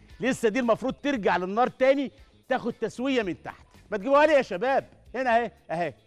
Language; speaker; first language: Arabic; native; Arabic